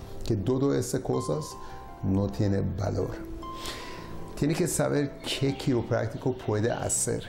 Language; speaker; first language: Spanish; non-native, learner; Persian